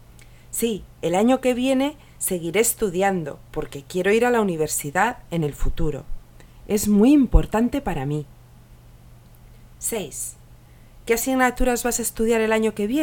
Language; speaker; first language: Spanish; non-native, learner; English